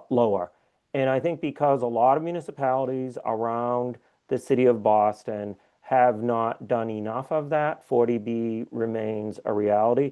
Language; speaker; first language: English; native; English